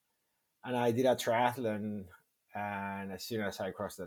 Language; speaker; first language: English; non-native, fluent; Spanish